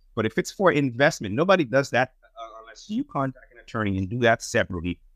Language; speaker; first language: English; non-native, fluent; Haitian Creole